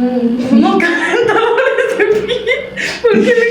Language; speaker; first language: Spanish; native; Spanish